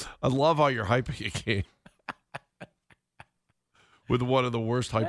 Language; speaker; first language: English; native; English